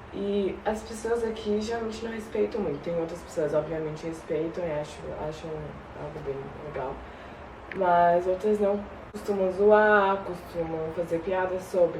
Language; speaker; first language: Portuguese; early bilingual, other home language; Arabic